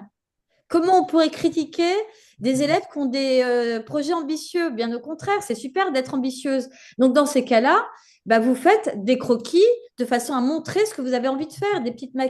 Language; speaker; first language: French; native; French